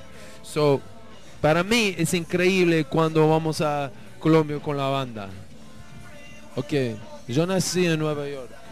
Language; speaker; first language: Spanish; non-native, learner; English